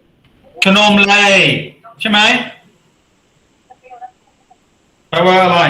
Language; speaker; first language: Thai; non-native, learner; English